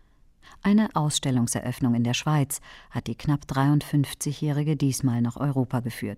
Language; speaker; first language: German; native; German